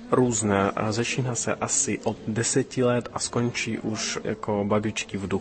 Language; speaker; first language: Czech; early bilingual, heritage; Russian